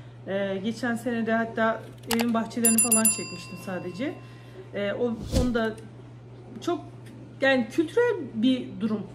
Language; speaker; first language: Turkish; native; Turkish